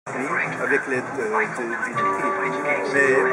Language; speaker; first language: French; non-native, fluent; English